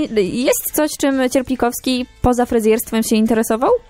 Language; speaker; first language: Polish; native; Polish